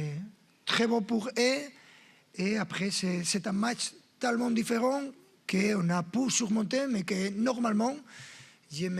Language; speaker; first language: French; non-native, fluent; Spanish